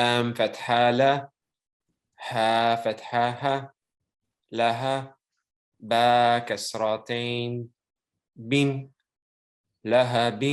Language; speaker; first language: Arabic; non-native, learner; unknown